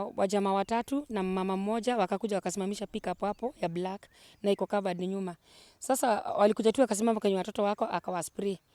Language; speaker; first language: Swahili; native; Swahili